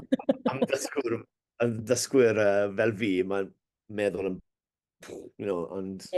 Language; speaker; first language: Welsh; non-native, learner; English